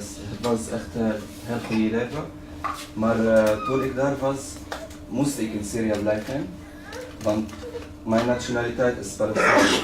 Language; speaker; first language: Dutch; non-native, learner; Arabic